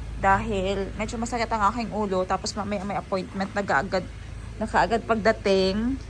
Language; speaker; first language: Filipino; non-native, local second language; Cebuano